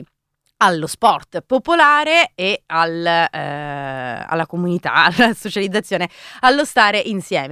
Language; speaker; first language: Italian; native; Italian